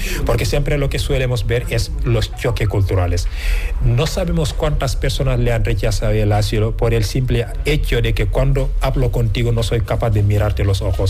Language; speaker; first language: Spanish; non-native, fluent; Wolof